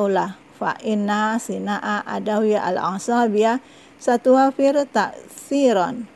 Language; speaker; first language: Arabic; non-native, fluent; Indonesian